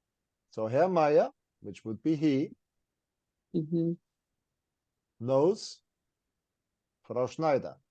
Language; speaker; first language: German; non-native, fluent; English